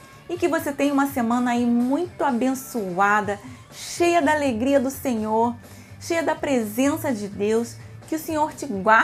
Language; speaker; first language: Portuguese; native; Portuguese